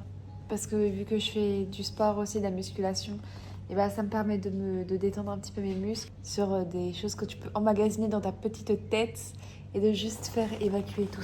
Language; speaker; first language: French; native; French